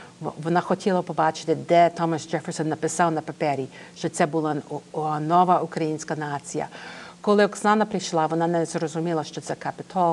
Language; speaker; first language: Ukrainian; early bilingual, heritage; English